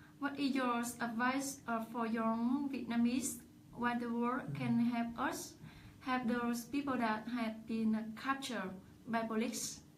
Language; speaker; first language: English; non-native, learner; Vietnamese